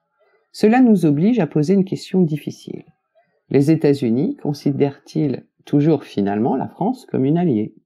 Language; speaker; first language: French; native; French